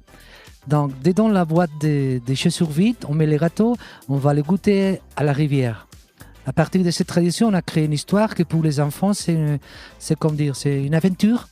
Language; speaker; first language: French; non-native, fluent; Catalan